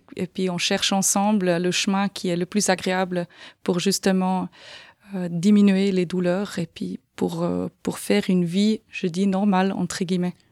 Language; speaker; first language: French; non-native, fluent; Swiss German